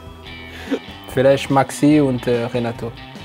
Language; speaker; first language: German; non-native, learner; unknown